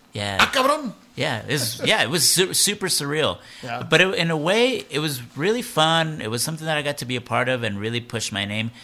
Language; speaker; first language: English; early bilingual, other home language; Spanish